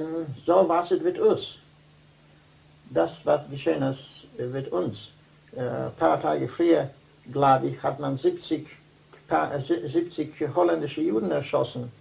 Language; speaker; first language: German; non-native, fluent; Dutch